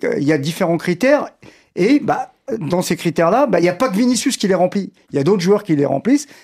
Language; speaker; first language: French; native; French